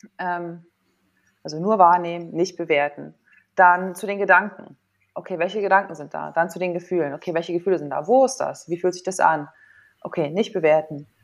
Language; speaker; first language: German; native; German